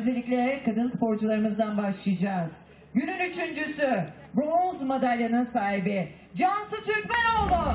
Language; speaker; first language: Turkish; native; Turkish